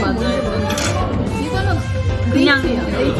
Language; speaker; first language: Korean; non-native, learner; Arabic